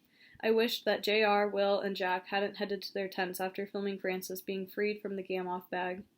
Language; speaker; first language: English; native; English